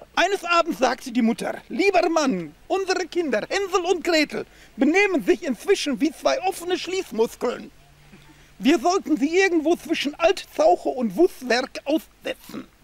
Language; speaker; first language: German; native; German